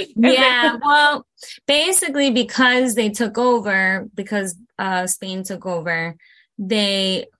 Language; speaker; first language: English; early bilingual, other home language; Spanish